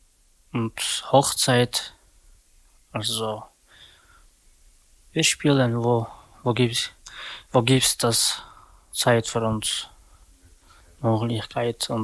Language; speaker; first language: German; non-native, learner; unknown